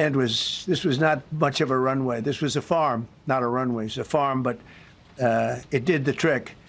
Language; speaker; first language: English; native; English